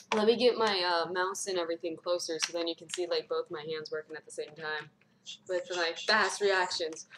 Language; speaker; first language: English; native; English